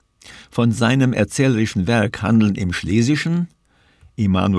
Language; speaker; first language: German; native; German